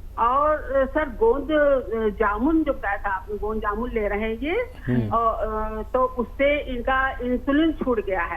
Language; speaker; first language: Hindi; native; Hindi